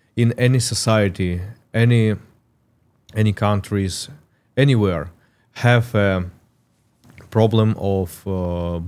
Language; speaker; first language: English; non-native, learner; Russian